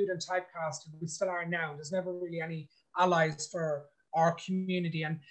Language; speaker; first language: English; native; English